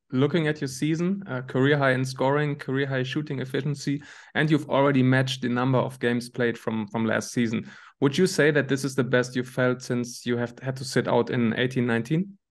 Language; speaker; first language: English; non-native, fluent; German